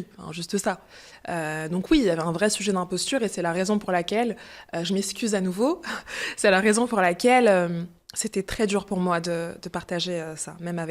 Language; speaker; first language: French; early bilingual, other home language; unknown